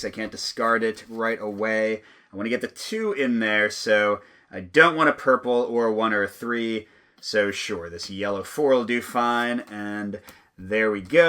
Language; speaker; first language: English; native; English